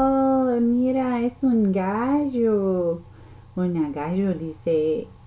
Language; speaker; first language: Spanish; non-native, learner; English